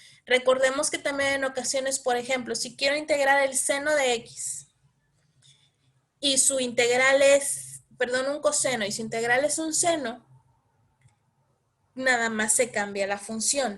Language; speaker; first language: Spanish; native; Spanish